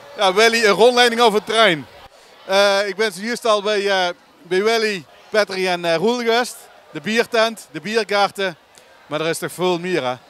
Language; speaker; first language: Dutch; native; Dutch